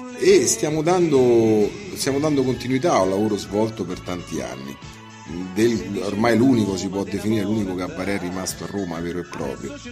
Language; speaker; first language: Italian; native; Italian